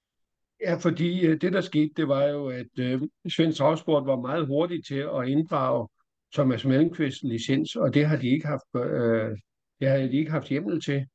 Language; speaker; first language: Danish; native; Danish